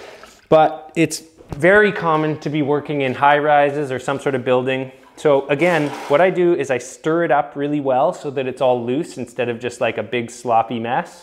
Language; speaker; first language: English; native; English